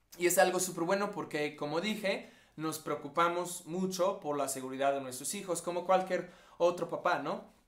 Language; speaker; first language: Spanish; non-native, fluent; English